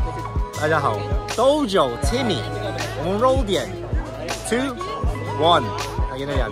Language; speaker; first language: Chinese; early bilingual, heritage; English